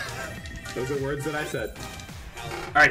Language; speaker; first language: English; native; English